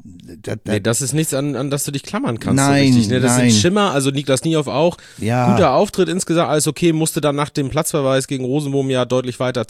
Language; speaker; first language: German; native; German